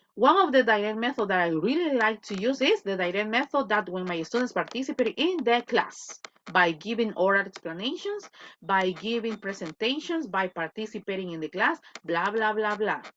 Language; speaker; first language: English; non-native, fluent; Spanish